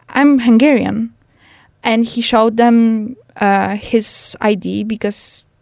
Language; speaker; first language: English; non-native, fluent; Polish